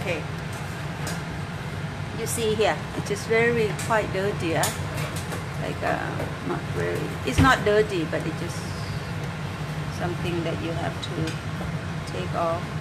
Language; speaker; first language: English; non-native, learner; Thai